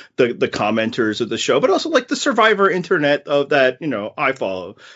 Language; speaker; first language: English; native; English